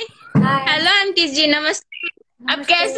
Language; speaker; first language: Hindi; non-native, learner; Bangla